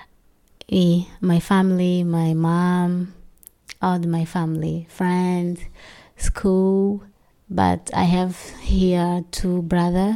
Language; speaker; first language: English; non-native, learner; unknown